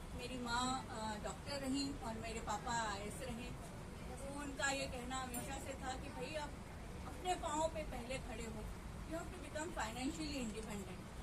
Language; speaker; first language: Hindi; non-native, local second language; Marathi